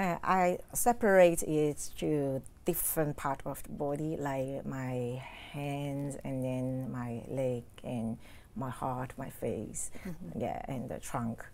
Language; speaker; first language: English; non-native, learner; Cantonese